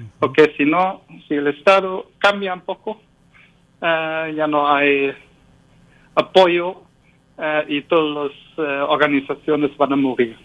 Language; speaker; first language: Spanish; non-native, learner; German